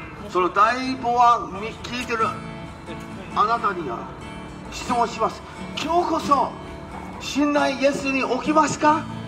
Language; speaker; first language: Japanese; non-native, fluent; English